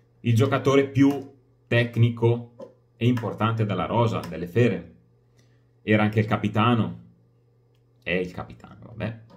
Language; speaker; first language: Italian; native; Italian